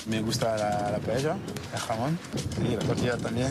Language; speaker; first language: Spanish; non-native, learner; French